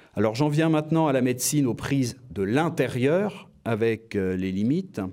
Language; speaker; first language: French; native; French